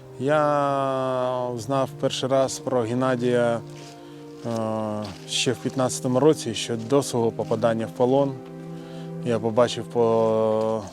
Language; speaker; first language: Ukrainian; non-native, local second language; Russian